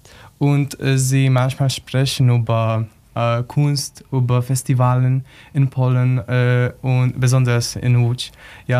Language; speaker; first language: German; non-native, learner; Polish